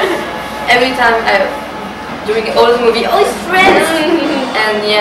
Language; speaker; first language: English; non-native, learner; French